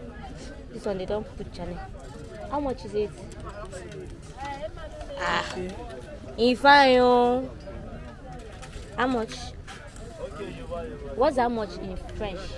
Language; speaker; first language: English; non-native, local second language; Yoruba